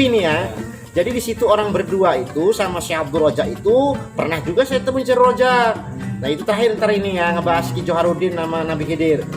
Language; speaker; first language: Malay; non-native, local second language; Javanese